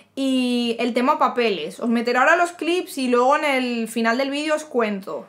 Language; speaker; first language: Spanish; native; Spanish